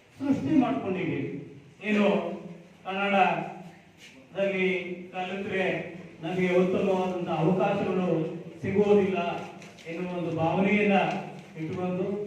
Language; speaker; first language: Kannada; native; Kannada